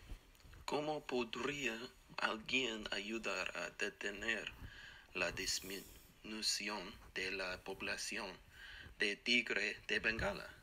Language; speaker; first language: Spanish; non-native, learner; English